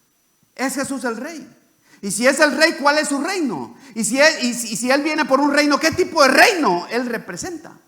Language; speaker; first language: Spanish; native; Spanish